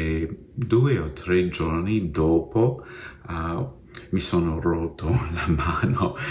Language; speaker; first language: Italian; non-native, learner; English